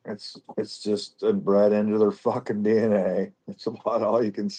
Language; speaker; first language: English; native; English